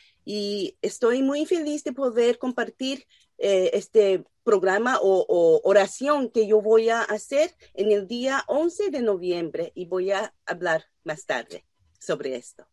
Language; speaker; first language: Spanish; non-native, learner; Japanese